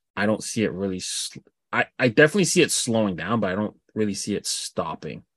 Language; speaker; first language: English; native; English